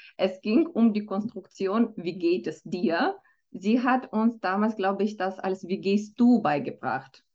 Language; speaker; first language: German; non-native, fluent; Romanian